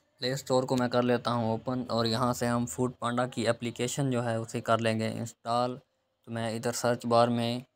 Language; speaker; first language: Urdu; non-native, local second language; Punjabi